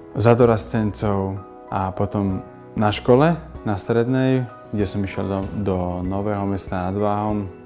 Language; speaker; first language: Slovak; native; Slovak